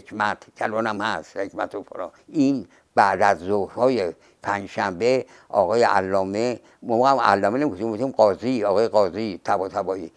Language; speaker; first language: Persian; native; Persian